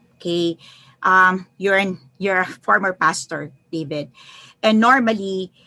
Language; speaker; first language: English; non-native, local second language; Filipino